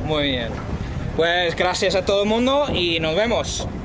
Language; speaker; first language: Spanish; non-native, fluent; English